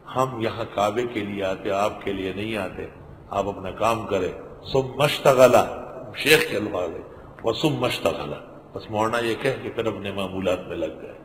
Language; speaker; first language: Urdu; non-native, local second language; Pashto